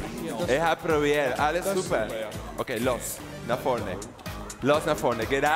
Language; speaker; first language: German; non-native, learner; Spanish